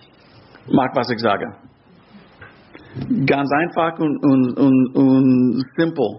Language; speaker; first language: German; non-native, fluent; English